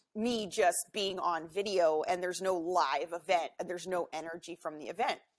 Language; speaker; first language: English; native; English